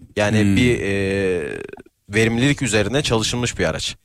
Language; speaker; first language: Turkish; native; Turkish